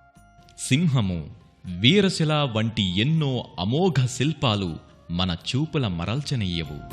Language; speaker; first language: Telugu; native; Telugu